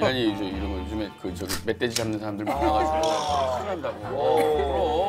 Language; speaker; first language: Korean; native; Korean